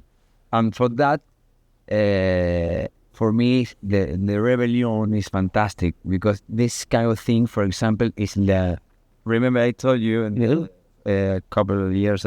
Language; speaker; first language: English; non-native, learner; Spanish